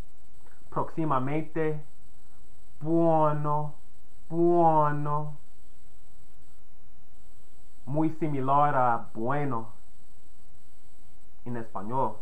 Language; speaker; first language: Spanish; non-native, learner; English